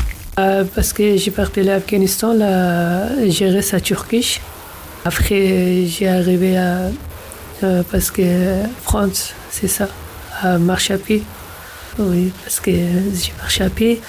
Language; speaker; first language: French; non-native, learner; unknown